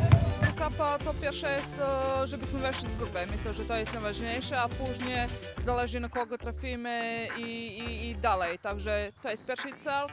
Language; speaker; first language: Polish; non-native, fluent; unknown